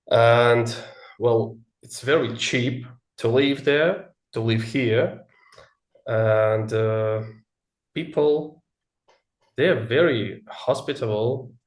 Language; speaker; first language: English; non-native, learner; Russian